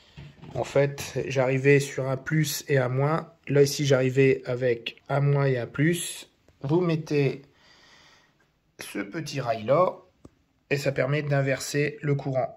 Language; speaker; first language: French; native; French